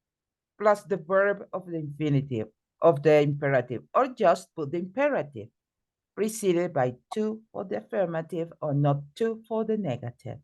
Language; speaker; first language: English; non-native, fluent; Spanish